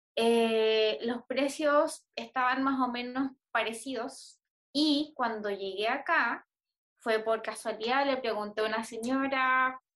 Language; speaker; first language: Spanish; native; Spanish